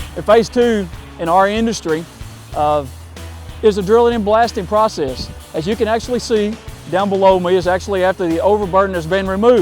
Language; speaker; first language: English; native; English